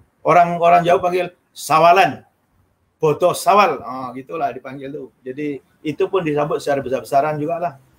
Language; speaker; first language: Malay; non-native, local second language; Javanese